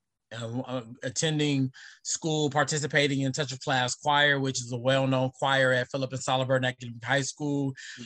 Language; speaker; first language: English; native; English